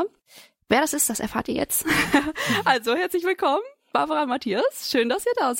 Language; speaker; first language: German; native; German